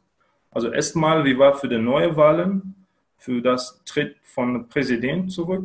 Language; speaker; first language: German; non-native, learner; Kyrgyz